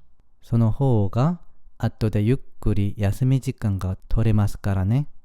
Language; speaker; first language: Japanese; non-native, fluent; Korean